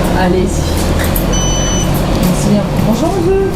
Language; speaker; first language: French; non-native, learner; Thai